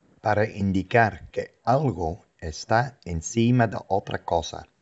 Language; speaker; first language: Spanish; non-native, fluent; Dutch